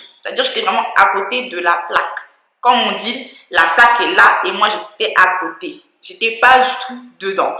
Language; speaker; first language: French; native; French